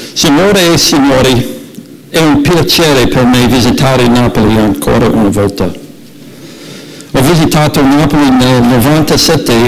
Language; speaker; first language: Italian; non-native, learner; English